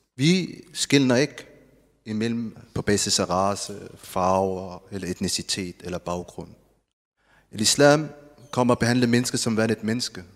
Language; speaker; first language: Danish; non-native, fluent; Arabic